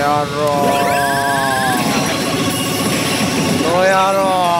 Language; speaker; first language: Japanese; native; Japanese